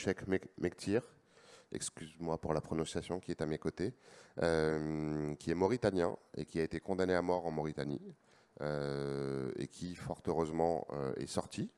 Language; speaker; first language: French; native; French